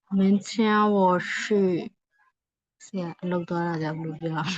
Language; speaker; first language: Chinese; non-native, learner; Burmese